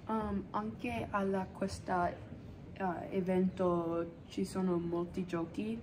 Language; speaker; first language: Italian; non-native, learner; English